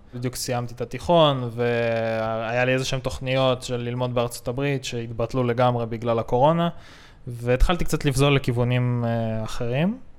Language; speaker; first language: Hebrew; native; Hebrew